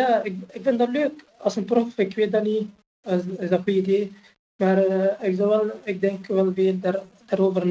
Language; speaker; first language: Dutch; non-native, fluent; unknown